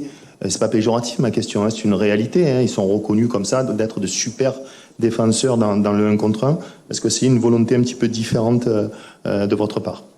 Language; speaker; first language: French; native; French